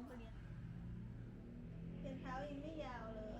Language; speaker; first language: Thai; native; Thai